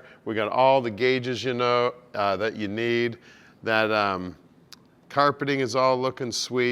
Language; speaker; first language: English; native; English